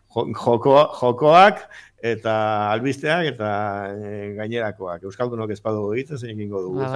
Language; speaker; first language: Basque; native; Basque